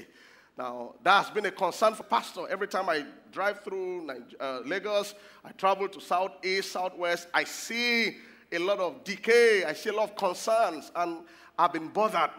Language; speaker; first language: English; non-native, local second language; Yoruba